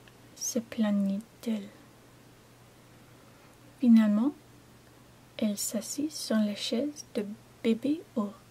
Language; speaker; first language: French; non-native, learner; English